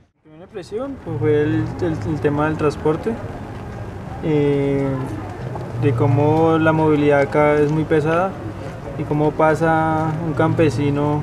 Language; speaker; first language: Spanish; native; Spanish